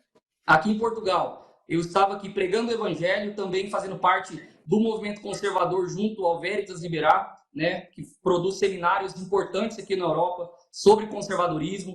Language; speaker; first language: Portuguese; native; Portuguese